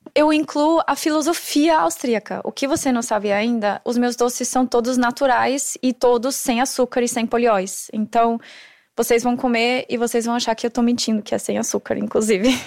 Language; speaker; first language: Portuguese; non-native, fluent; German